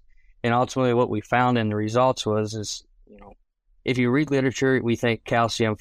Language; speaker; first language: English; native; English